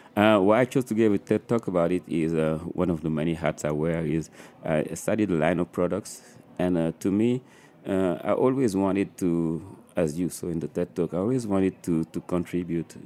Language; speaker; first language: English; non-native, fluent; French